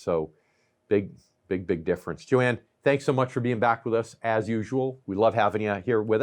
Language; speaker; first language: English; native; English